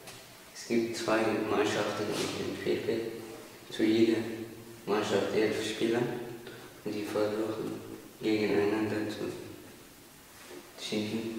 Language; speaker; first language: German; non-native, learner; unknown